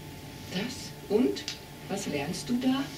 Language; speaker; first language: German; non-native, fluent; Finnish